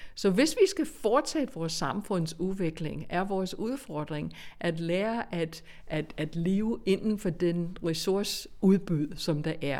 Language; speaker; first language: Danish; non-native, fluent; English